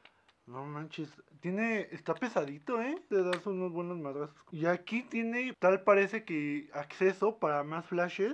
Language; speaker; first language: Spanish; native; Spanish